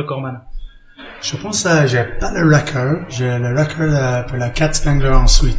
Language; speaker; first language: French; non-native, learner; English